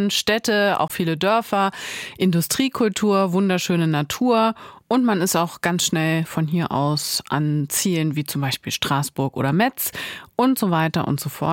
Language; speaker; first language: German; native; German